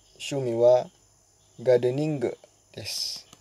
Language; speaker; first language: Japanese; non-native, learner; Malay